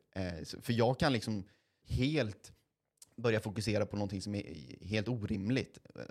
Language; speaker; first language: Swedish; native; Swedish